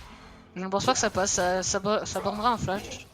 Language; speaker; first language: French; native; French